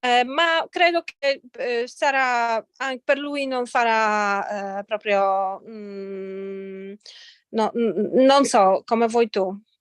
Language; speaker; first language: Italian; non-native, fluent; Polish